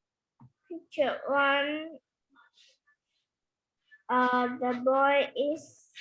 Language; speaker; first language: English; non-native, learner; Vietnamese